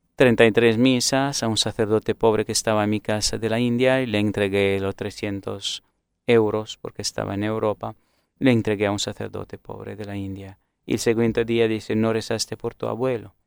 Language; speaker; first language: Spanish; non-native, fluent; Romanian